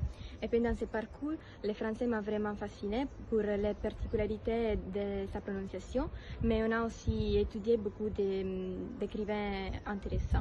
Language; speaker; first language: French; non-native, fluent; Italian